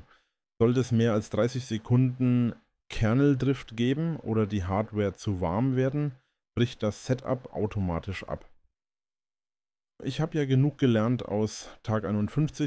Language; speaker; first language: German; native; German